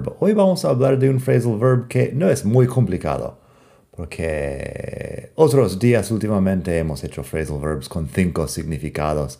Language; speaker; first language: Spanish; non-native, fluent; English